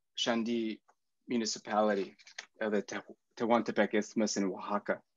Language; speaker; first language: English; native; English